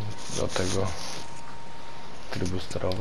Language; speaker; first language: Polish; native; Polish